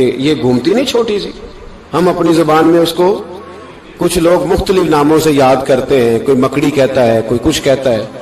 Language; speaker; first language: Urdu; non-native, local second language; Punjabi